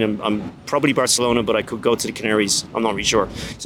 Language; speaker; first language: English; native; English